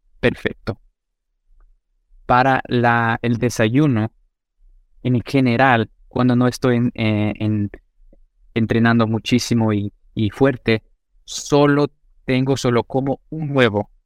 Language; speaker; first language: Spanish; non-native, fluent; Portuguese